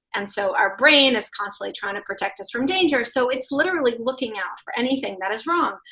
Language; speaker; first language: English; non-native, fluent; Russian